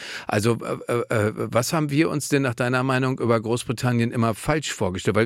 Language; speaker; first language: German; native; German